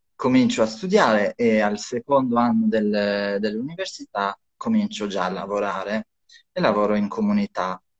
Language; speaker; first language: Italian; non-native, fluent; Albanian